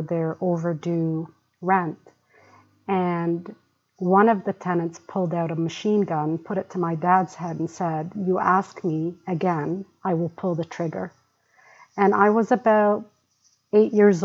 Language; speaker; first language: English; early bilingual, other home language; Arabic